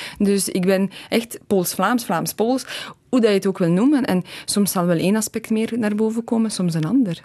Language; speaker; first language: Dutch; early bilingual, other home language; Polish